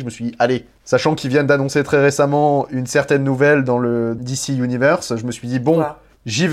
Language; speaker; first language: French; native; French